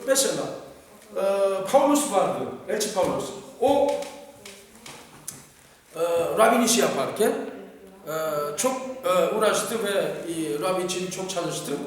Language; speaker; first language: Turkish; non-native, fluent; Korean